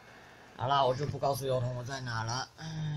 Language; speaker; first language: Chinese; native; Chinese